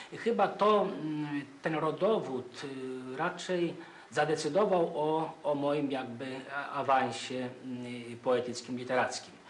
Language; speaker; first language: Polish; non-native, fluent; Greek